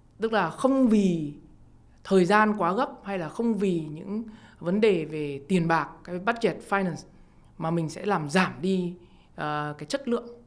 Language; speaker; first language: Vietnamese; native; Vietnamese